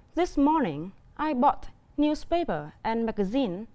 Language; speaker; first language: English; non-native, fluent; Vietnamese